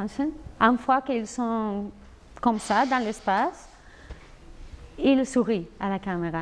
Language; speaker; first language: French; non-native, fluent; Spanish